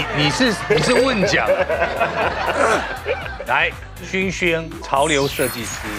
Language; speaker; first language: Chinese; native; Chinese